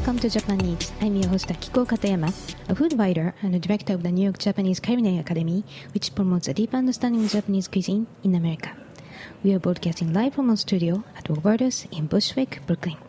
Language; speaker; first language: English; non-native, fluent; Japanese